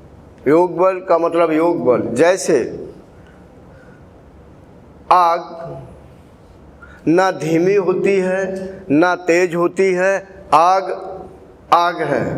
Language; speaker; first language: Hindi; native; Hindi